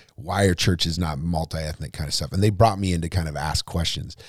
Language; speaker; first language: English; native; English